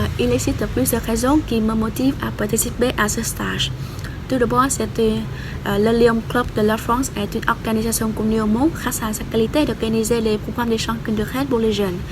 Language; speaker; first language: French; non-native, fluent; Vietnamese